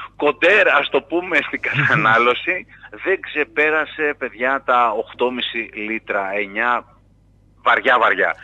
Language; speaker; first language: Greek; native; Greek